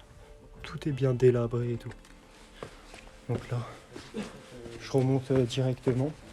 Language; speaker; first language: French; native; French